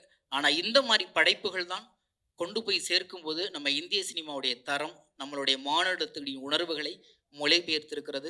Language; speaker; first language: Tamil; native; Tamil